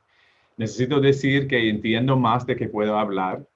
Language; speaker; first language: Spanish; non-native, learner; English